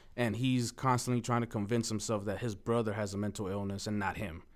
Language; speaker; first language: English; early bilingual, other home language; Spanish